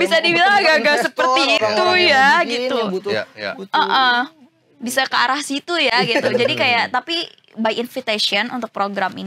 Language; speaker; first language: Indonesian; native; Indonesian